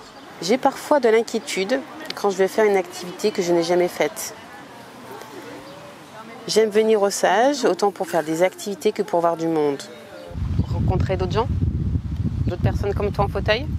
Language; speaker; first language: French; native; French